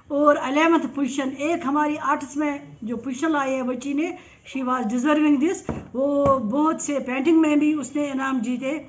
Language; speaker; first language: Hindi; non-native, local second language; Kashmiri